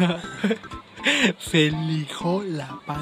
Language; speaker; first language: Spanish; native; Spanish